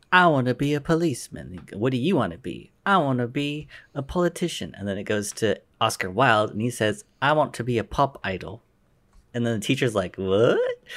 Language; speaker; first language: English; native; English